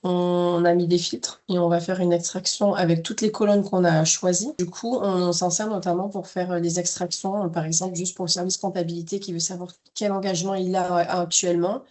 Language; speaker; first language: French; native; French